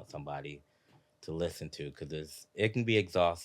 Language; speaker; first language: English; native; English